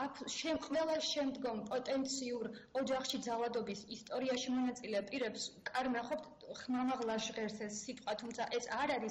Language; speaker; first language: Georgian; native; Georgian